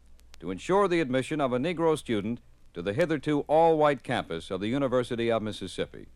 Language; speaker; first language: English; native; English